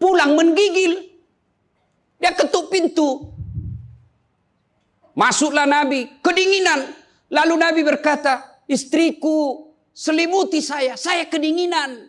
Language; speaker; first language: Indonesian; native; Indonesian